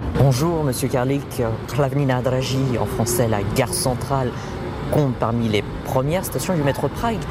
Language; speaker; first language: French; native; French